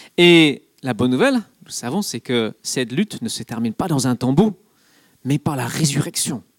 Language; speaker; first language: French; non-native, fluent; English